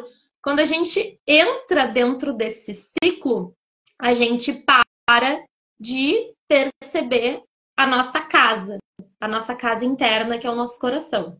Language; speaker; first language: Portuguese; native; Portuguese